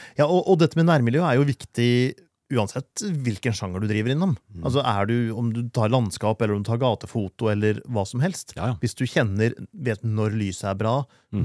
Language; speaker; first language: Norwegian; native; Norwegian